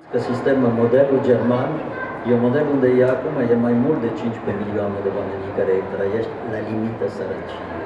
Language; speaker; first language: Romanian; non-native, fluent; French